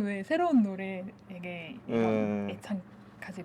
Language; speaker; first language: Korean; non-native, fluent; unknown